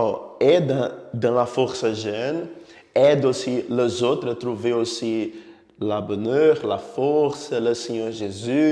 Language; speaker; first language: French; non-native, fluent; Portuguese